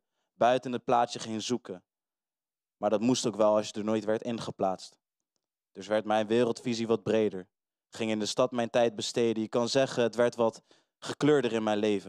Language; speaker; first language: Dutch; native; Dutch